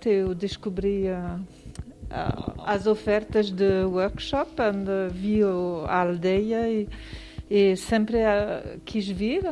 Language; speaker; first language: Portuguese; non-native, fluent; French